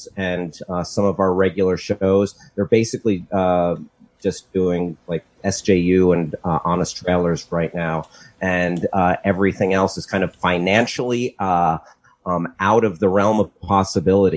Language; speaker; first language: English; native; English